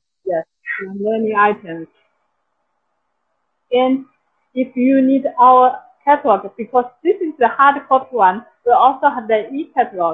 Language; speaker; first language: English; non-native, local second language; Chinese